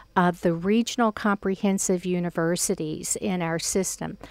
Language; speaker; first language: English; native; English